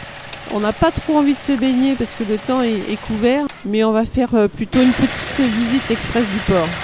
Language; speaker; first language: French; native; French